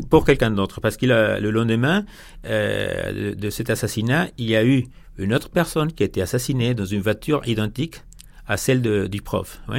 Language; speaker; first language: French; non-native, fluent; Spanish